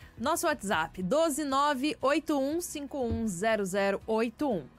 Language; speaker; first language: Portuguese; native; Portuguese